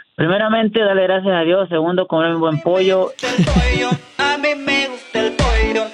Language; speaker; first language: Spanish; early bilingual, heritage; Spanish